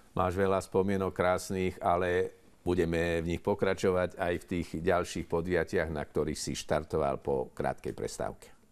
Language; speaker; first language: Slovak; native; Slovak